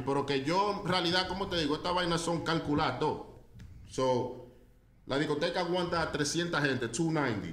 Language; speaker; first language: Spanish; native; Spanish